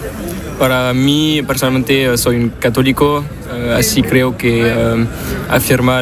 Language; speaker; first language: Spanish; non-native, learner; French